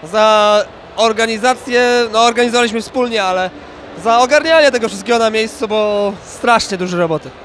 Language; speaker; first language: Polish; native; Polish